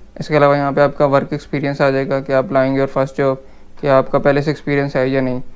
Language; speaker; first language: Urdu; native; Urdu